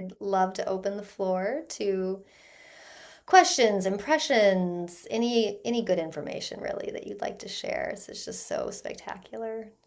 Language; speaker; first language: English; native; English